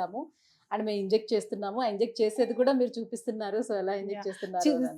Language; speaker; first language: Telugu; native; Telugu